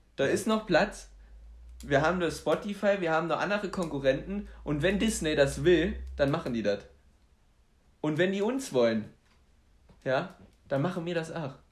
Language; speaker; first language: German; early bilingual, other home language; Polish